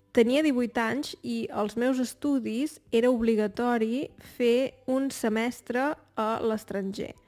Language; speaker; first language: Catalan; native; Catalan